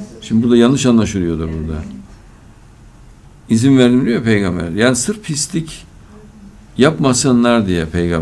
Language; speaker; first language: Turkish; native; Turkish